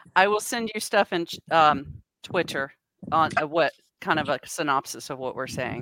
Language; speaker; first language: English; native; English